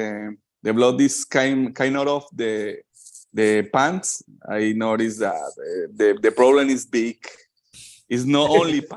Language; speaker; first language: English; non-native, learner; Spanish